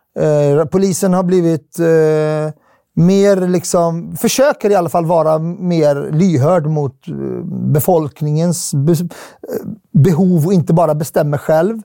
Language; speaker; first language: Swedish; early bilingual, other home language; Arabic